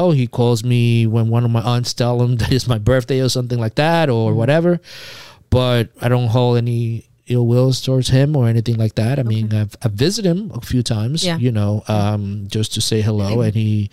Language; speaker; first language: English; early bilingual, other home language; Spanish